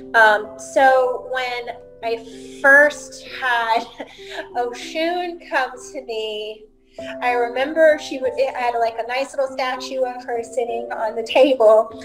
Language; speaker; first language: English; native; English